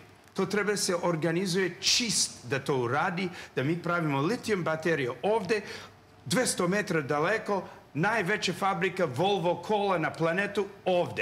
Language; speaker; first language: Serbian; non-native, learner; English